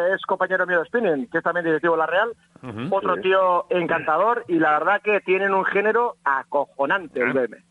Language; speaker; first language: Spanish; native; Spanish